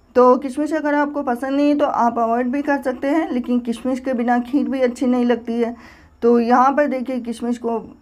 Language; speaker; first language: Hindi; native; Hindi